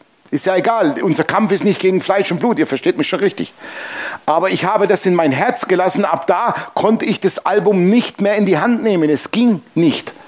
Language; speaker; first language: German; native; German